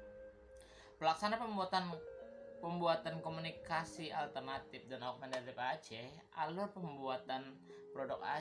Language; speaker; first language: Indonesian; native; Indonesian